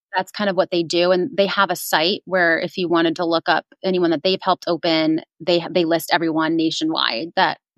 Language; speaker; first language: English; native; English